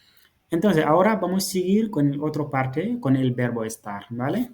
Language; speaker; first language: Spanish; non-native, fluent; Fula